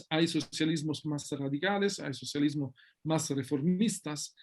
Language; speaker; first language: Spanish; non-native, fluent; Italian